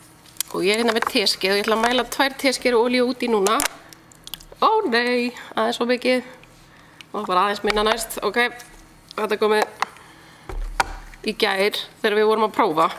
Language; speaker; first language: Icelandic; native; Icelandic